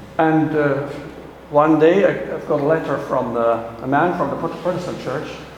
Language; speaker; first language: English; non-native, fluent; German